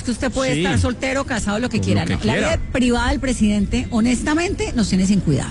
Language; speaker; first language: Spanish; native; Spanish